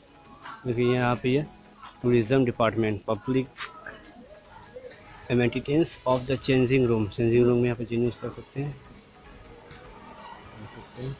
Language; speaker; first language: Hindi; native; Hindi